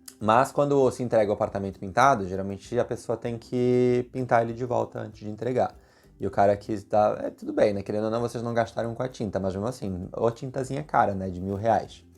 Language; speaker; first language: Portuguese; native; Portuguese